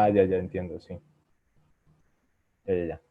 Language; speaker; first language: Spanish; native; Spanish